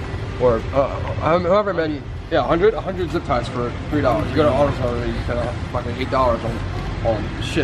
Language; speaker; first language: English; native; English